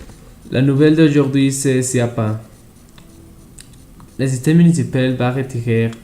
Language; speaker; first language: French; non-native, learner; Spanish